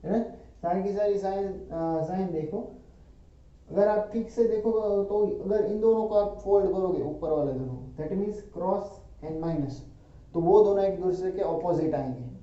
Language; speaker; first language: Hindi; non-native, local second language; Gujarati